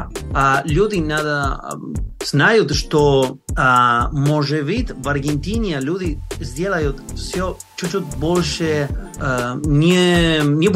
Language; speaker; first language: Russian; non-native, learner; Spanish